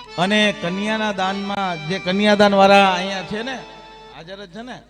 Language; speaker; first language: Gujarati; native; Gujarati